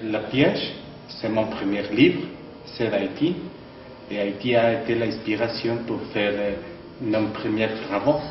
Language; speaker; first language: French; non-native, learner; Spanish